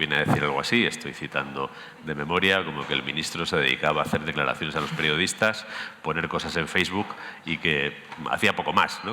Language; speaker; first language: Spanish; native; Spanish